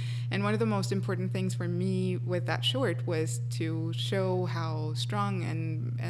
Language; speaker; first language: English; non-native, fluent; Spanish